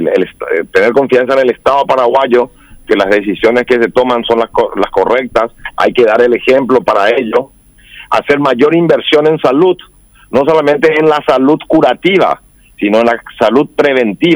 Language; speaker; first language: Spanish; native; Spanish